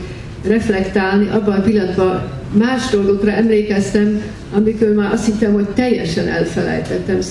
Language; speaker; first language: Hungarian; early bilingual, heritage; Hungarian